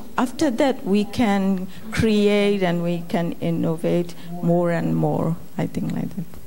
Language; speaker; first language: English; non-native, fluent; Burmese